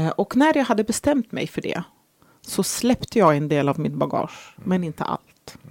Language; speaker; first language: Swedish; early bilingual, other home language; Arabic